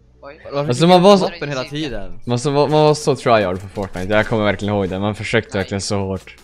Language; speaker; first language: Swedish; native; Swedish